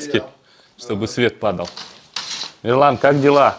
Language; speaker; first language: Russian; native; Russian